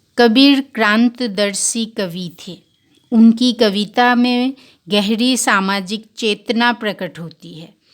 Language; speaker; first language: Hindi; non-native, local second language; Assamese